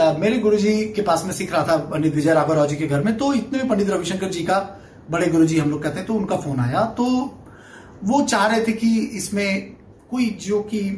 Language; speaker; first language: Hindi; non-native, local second language; Bangla